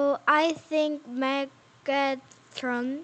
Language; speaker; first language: English; non-native, learner; Korean